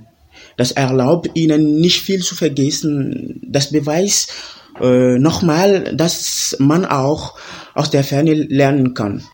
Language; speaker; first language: German; non-native, fluent; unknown